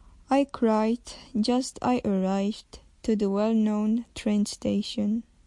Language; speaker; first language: English; non-native, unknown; Czech